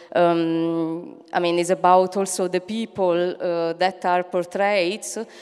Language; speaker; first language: English; non-native, fluent; Italian